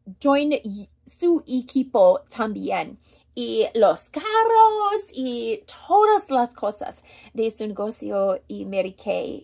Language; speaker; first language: Spanish; non-native, learner; English